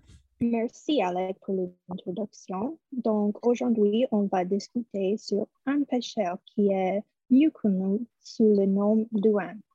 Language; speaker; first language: French; non-native, fluent; English